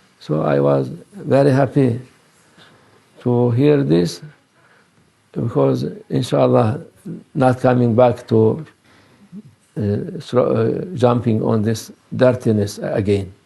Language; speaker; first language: English; non-native, learner; Turkish